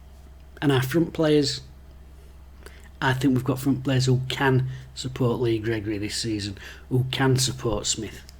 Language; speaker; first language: English; native; English